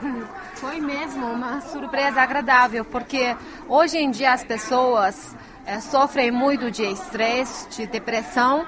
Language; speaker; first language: Portuguese; non-native, fluent; Chinese